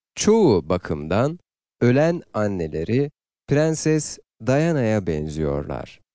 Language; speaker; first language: Turkish; native; Turkish